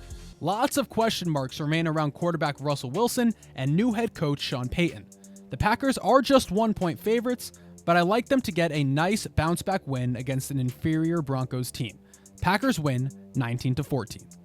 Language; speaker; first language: English; native; English